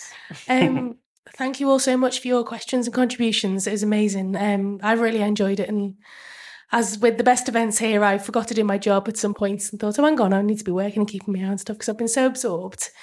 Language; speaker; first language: English; early bilingual, other home language; Akan